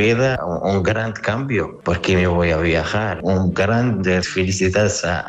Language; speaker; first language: Spanish; non-native, learner; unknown